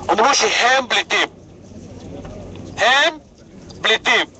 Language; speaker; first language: Hebrew; non-native, fluent; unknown